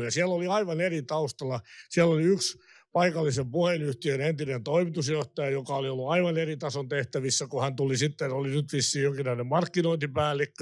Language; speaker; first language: Finnish; native; Finnish